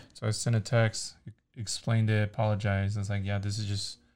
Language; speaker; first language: English; early bilingual, other home language; Chinese